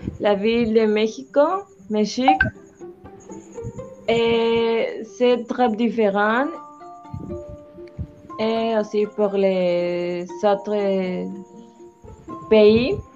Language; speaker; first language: French; non-native, learner; Spanish